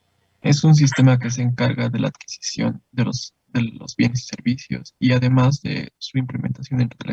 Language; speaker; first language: Spanish; native; Spanish